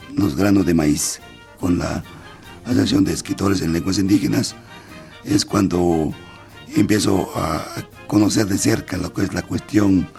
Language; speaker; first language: Spanish; non-native, local second language; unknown